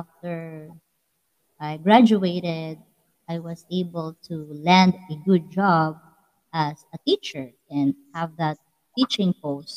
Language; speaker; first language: English; non-native, local second language; Waray